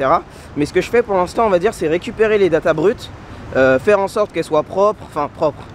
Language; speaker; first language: French; native; French